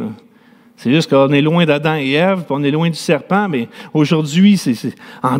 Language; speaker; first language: French; native; French